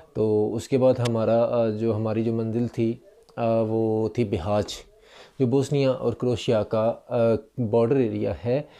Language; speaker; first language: Urdu; non-native, local second language; Punjabi